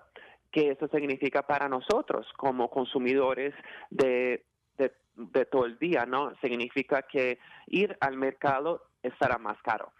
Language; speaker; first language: Spanish; non-native, fluent; Portuguese